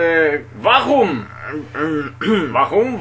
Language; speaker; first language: German; non-native, learner; Portuguese